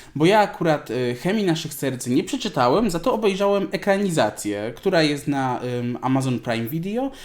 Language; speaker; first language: Polish; native; Polish